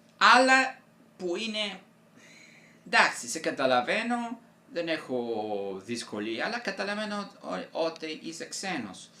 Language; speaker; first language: Greek; non-native, fluent; Italian